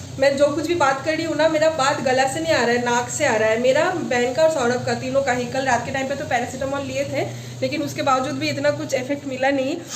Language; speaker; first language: Hindi; non-native, local second language; Bangla